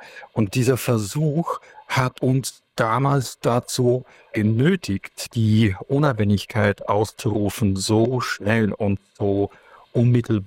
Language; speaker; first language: German; non-native, fluent; Ukrainian